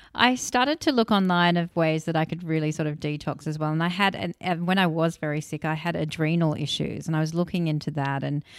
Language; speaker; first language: English; early bilingual, other home language; Hindi